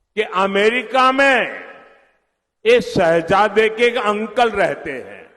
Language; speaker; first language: Hindi; non-native, local second language; Gujarati